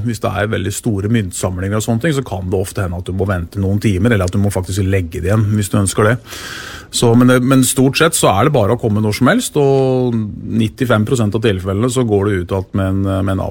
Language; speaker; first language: Norwegian; native; Norwegian